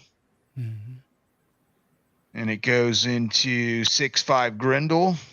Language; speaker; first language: English; native; English